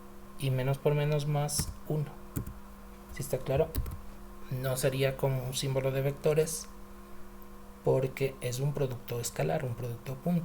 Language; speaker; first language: Spanish; native; Spanish